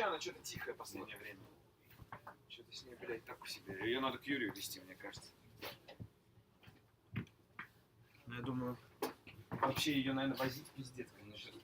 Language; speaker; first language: Russian; native; Russian